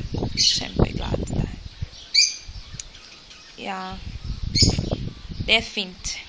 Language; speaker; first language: Norwegian; non-native, learner; Portuguese